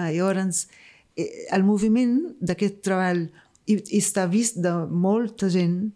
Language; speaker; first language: Catalan; non-native, fluent; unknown